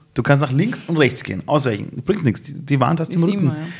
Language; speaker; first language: German; early bilingual, other home language; Persian